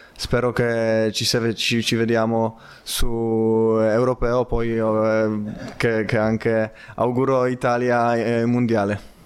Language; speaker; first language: Italian; non-native, fluent; Polish